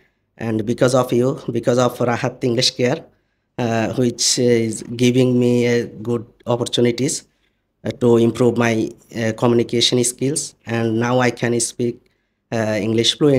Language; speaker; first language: English; non-native, learner; Bangla